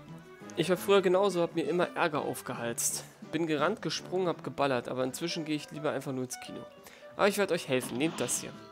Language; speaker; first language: German; native; German